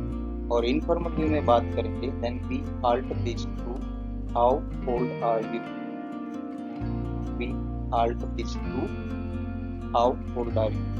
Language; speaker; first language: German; non-native, learner; Hindi